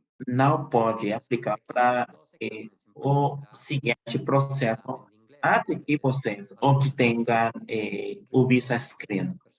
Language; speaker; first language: Portuguese; non-native, fluent; Spanish